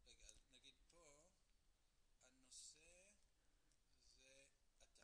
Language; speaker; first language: Hebrew; native; Hebrew